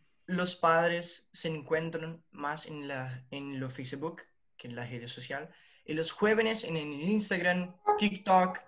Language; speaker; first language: Spanish; non-native, learner; Portuguese